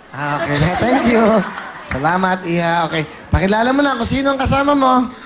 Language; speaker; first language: Filipino; native; Filipino